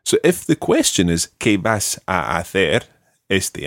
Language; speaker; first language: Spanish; non-native, fluent; English